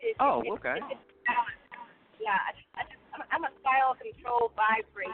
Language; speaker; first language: English; native; English